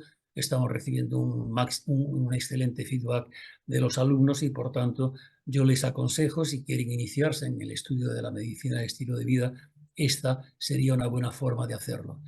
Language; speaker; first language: Spanish; native; Spanish